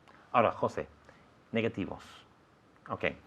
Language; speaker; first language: Spanish; non-native, fluent; English